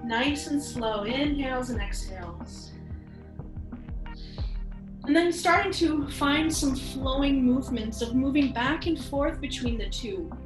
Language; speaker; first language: English; native; English